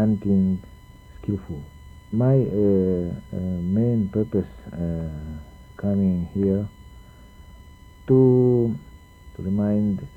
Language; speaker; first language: English; non-native, learner; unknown